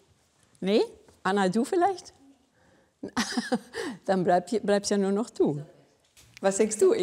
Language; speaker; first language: German; native; German